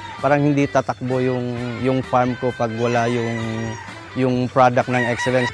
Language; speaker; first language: Filipino; non-native, local second language; Cebuano